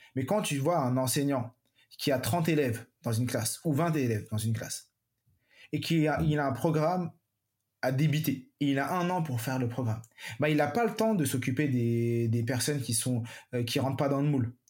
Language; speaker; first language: French; native; French